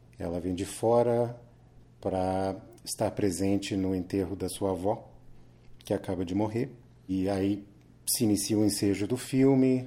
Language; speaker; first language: Portuguese; native; Portuguese